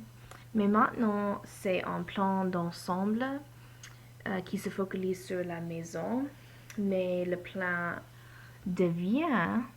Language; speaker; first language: French; non-native, learner; English